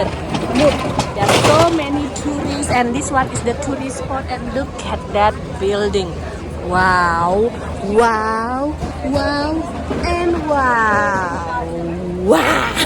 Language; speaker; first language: English; non-native, fluent; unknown